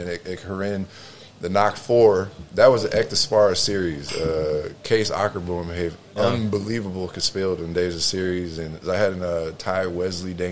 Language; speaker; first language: Dutch; non-native, learner; English